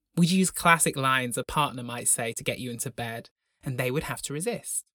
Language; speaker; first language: English; native; English